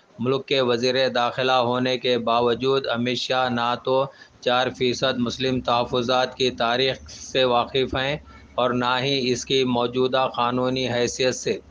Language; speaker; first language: Urdu; native; Urdu